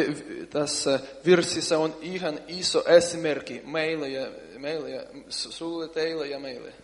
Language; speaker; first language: Finnish; non-native, learner; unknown